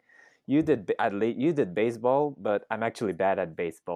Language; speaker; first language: English; non-native, fluent; Thai